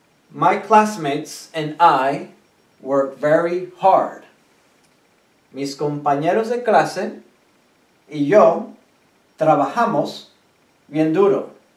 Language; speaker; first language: Spanish; native; Spanish